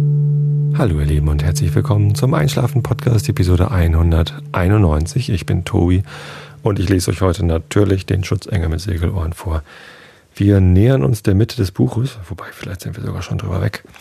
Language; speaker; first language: German; native; German